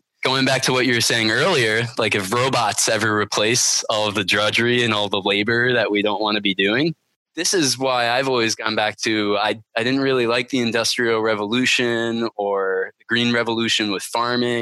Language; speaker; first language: English; native; English